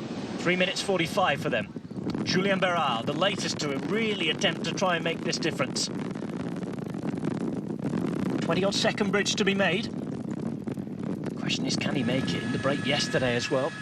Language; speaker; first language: English; native; English